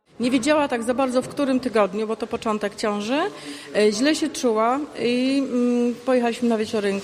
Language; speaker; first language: Polish; non-native, fluent; Ukrainian